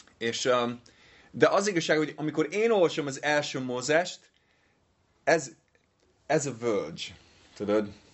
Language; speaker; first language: Hungarian; non-native, fluent; English